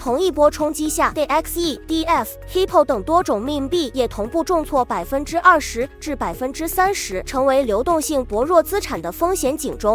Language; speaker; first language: Chinese; native; Chinese